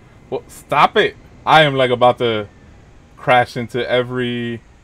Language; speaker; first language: English; early bilingual, other home language; Spanish